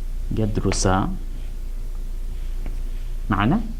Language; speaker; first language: Arabic; non-native, fluent; English